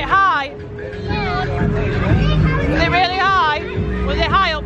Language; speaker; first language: English; native; English